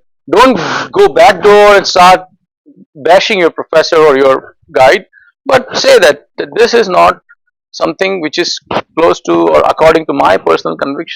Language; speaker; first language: English; non-native, fluent; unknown